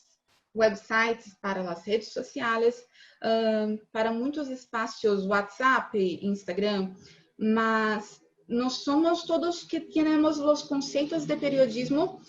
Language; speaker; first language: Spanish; non-native, learner; Portuguese